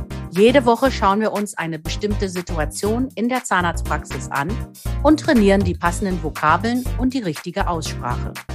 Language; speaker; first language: German; native; German